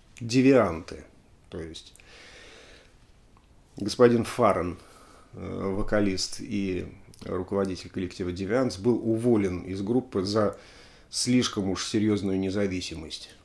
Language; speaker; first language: Russian; native; Russian